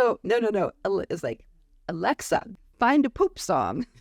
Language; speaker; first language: English; native; English